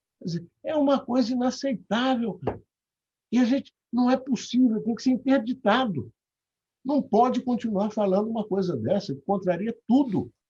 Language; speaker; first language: Portuguese; native; Portuguese